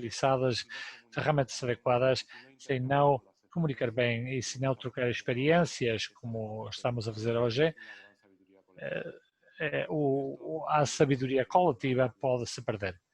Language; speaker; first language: Portuguese; non-native, fluent; Spanish